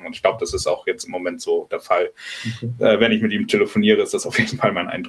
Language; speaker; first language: German; native; German